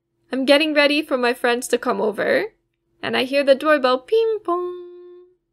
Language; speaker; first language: English; native; English